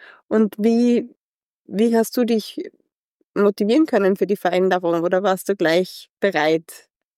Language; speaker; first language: German; native; German